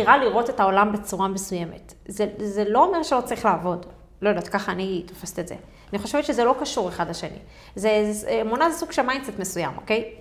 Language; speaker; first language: Hebrew; native; Hebrew